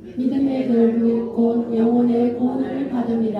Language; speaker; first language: Korean; native; Korean